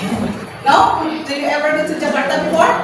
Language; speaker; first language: English; non-native, learner; Indonesian